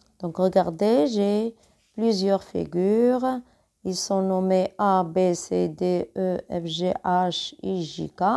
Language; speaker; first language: French; non-native, local second language; Arabic